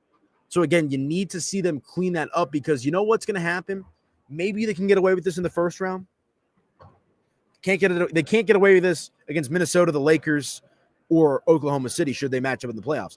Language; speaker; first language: English; native; English